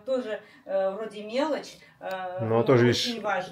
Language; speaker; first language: Russian; native; Russian